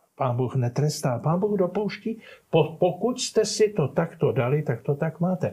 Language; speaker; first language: Czech; native; Czech